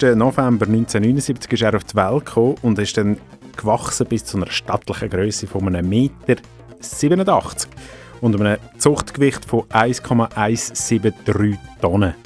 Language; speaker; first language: German; native; German